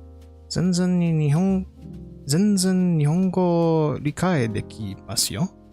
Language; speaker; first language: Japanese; non-native, learner; English